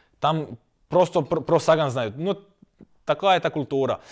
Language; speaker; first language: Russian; non-native, learner; Croatian